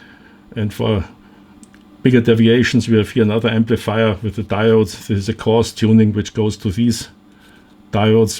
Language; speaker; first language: English; non-native, fluent; German